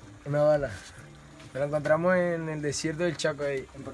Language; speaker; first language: Spanish; native; Spanish